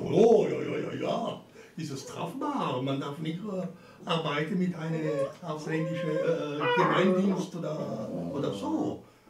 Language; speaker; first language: German; non-native, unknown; Italian